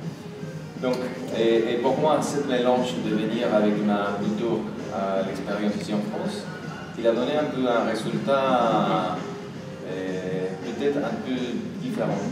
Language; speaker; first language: French; non-native, fluent; Spanish